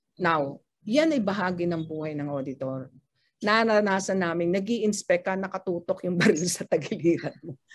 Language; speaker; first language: Filipino; native; Filipino